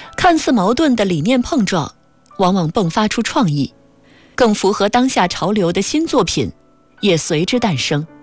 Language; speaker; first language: Chinese; native; Chinese